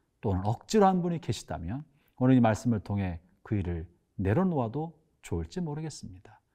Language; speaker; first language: Korean; native; Korean